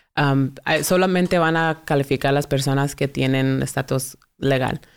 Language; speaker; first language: Spanish; early bilingual, heritage; Spanish